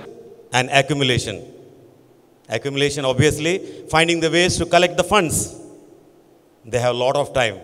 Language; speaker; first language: English; non-native, local second language; Konkani